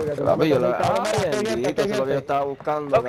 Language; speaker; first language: Spanish; native; Spanish